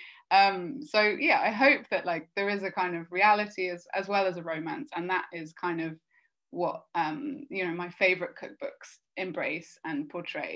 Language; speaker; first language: English; native; English